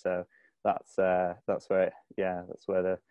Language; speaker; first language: English; native; English